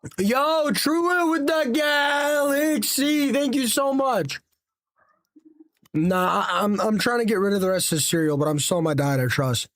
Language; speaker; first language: English; native; English